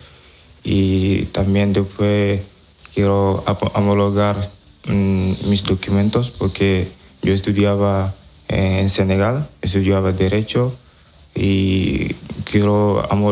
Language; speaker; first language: Spanish; non-native, learner; Wolof